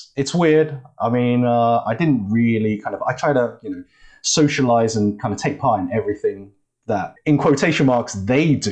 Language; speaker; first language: English; native; English